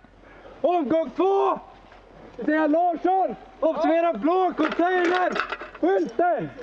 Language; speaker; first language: Swedish; native; Swedish